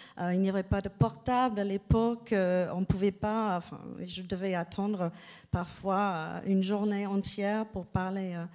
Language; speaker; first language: French; non-native, fluent; English